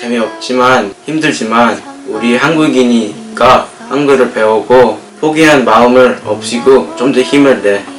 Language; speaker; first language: Korean; early bilingual, heritage; English